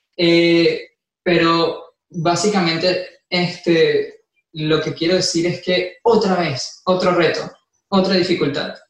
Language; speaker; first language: Spanish; native; Spanish